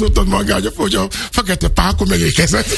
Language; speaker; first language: Hungarian; non-native, learner; Yoruba